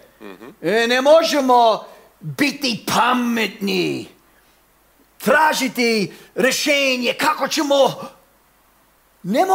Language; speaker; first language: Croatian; non-native, fluent; English